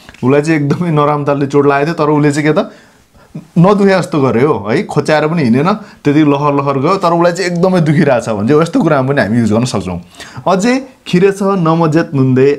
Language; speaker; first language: Nepali; non-native, local second language; Gurung